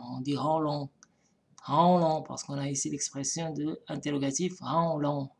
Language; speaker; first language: French; non-native, local second language; Arabic